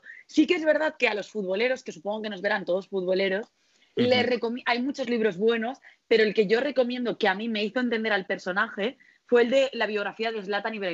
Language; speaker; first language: Spanish; native; Spanish